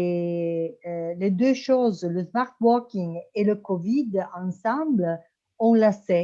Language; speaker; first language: French; non-native, fluent; Italian